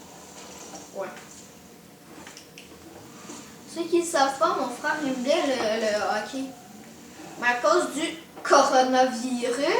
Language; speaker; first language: French; native; French